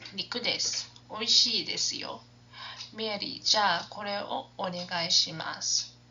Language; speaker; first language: Japanese; non-native, fluent; English